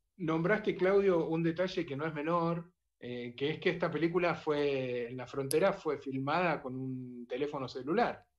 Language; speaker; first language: Spanish; native; Spanish